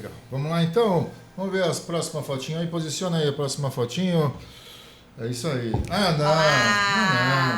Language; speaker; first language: Portuguese; native; Portuguese